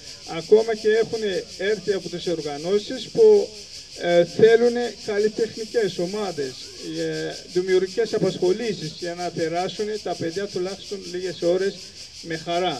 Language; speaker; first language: Greek; non-native, fluent; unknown